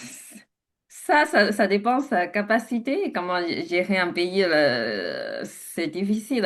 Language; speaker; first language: French; non-native, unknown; Chinese